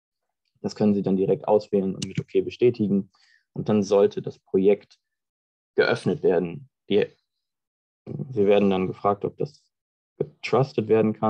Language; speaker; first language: German; native; German